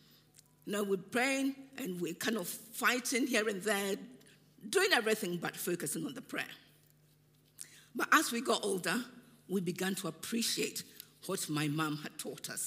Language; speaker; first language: English; non-native, local second language; Akan